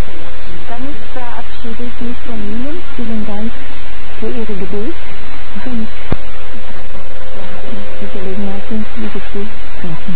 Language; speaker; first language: German; non-native, fluent; Portuguese